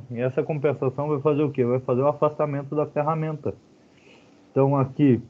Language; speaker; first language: Portuguese; native; Portuguese